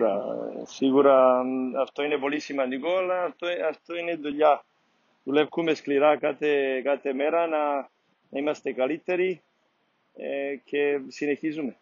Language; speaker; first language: Greek; non-native, fluent; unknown